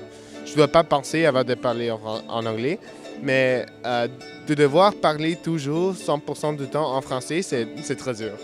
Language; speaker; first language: French; non-native, local second language; English